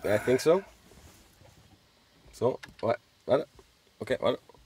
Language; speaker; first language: English; non-native, fluent; German